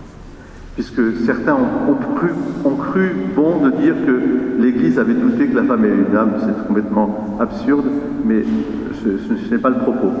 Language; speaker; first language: French; native; French